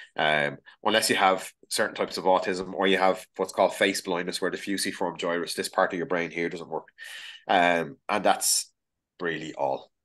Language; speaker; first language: English; native; English